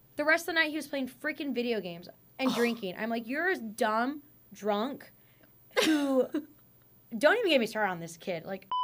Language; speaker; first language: English; native; English